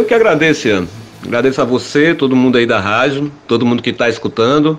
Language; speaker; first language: Portuguese; native; Portuguese